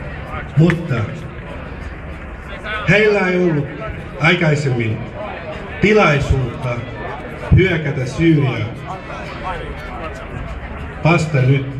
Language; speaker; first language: Finnish; non-native, fluent; Arabic